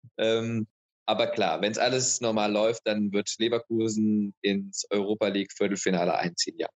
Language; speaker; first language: German; native; German